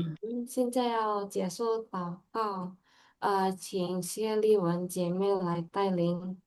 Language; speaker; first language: Chinese; non-native, learner; Indonesian